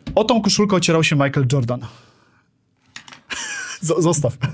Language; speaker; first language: Polish; native; Polish